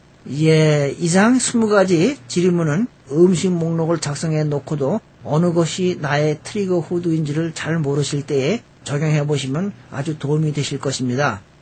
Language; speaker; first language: Korean; native; Korean